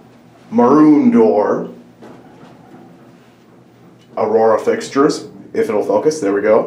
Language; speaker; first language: English; native; English